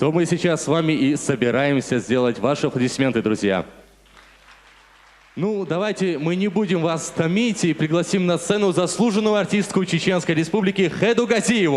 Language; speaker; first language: Russian; non-native, local second language; Chechen